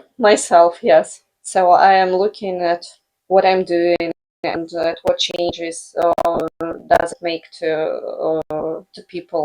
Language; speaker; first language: English; non-native, fluent; Russian